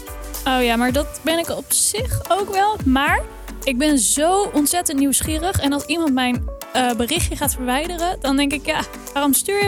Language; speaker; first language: Dutch; native; Dutch